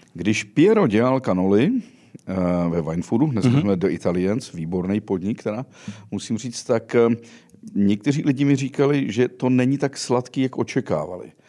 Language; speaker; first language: Czech; native; Czech